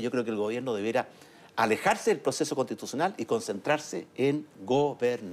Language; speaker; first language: Spanish; native; Spanish